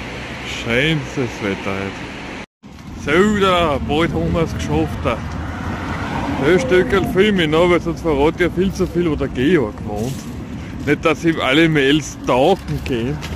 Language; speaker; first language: German; native; German